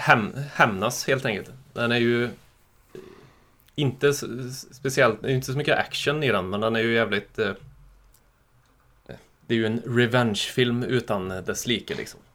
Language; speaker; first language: Swedish; native; Swedish